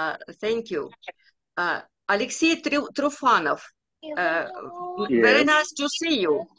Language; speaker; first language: English; non-native, learner; Ukrainian